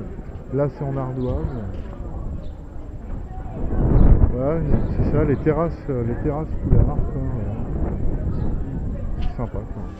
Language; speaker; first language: French; native; French